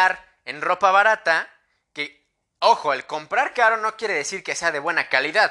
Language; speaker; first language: Spanish; native; Spanish